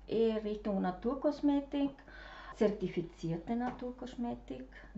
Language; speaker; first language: German; non-native, fluent; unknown